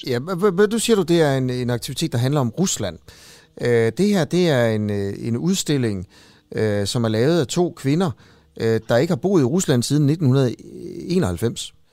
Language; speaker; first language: Danish; native; Danish